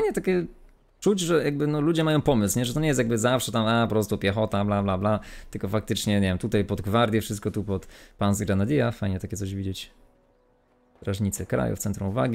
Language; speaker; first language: Polish; native; Polish